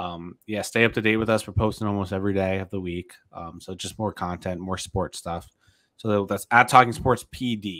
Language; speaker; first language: English; native; English